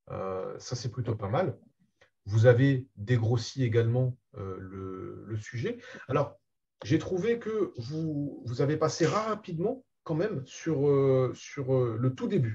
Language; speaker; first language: French; native; French